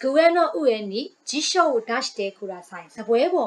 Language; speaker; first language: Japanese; non-native, fluent; Burmese